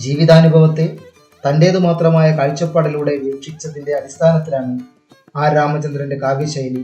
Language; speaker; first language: Malayalam; native; Malayalam